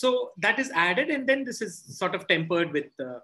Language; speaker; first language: English; non-native, local second language; Tamil